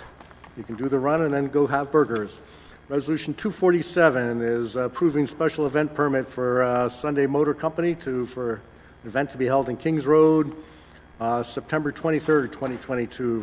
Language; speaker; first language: English; native; English